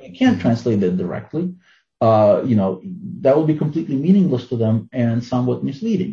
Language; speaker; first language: English; non-native, fluent; Russian